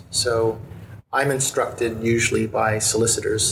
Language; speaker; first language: English; native; English